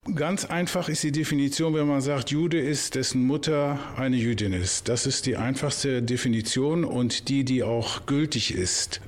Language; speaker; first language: German; native; German